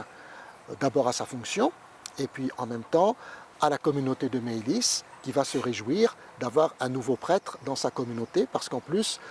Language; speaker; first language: French; native; French